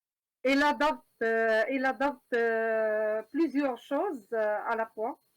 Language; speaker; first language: French; non-native, learner; Arabic